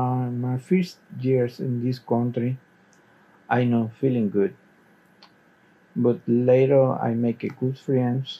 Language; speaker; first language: English; non-native, learner; Spanish